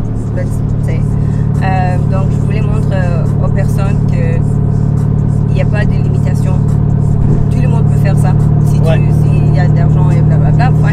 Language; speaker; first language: French; non-native, learner; English